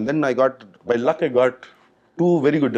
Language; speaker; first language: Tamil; non-native, local second language; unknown